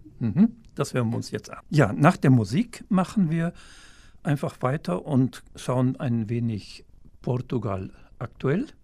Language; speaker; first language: German; native; German